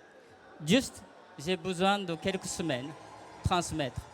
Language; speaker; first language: French; non-native, fluent; Japanese